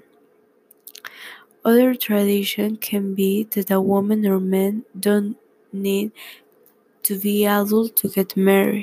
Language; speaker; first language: English; non-native, learner; Spanish